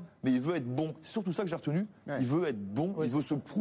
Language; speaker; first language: French; native; French